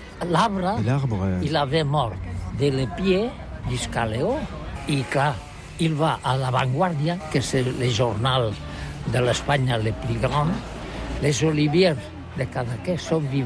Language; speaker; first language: French; non-native, learner; Catalan